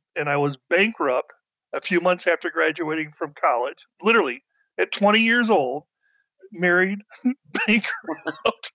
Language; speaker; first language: English; native; English